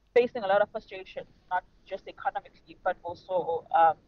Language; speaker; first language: English; non-native, local second language; Xhosa